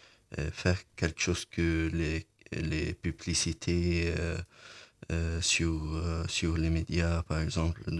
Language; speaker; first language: French; non-native, learner; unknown